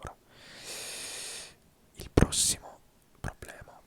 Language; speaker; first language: Italian; early bilingual, heritage; English